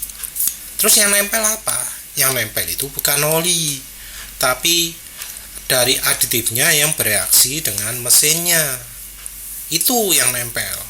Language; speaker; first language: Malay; non-native, local second language; Javanese